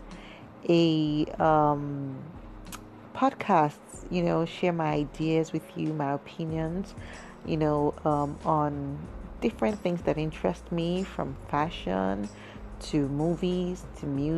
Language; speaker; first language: English; non-native, local second language; Yoruba